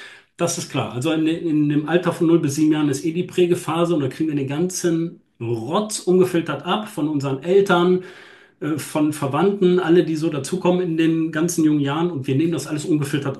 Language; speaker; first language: German; native; German